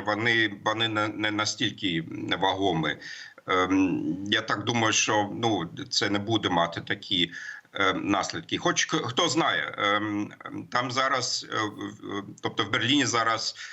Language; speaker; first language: Ukrainian; non-native, fluent; German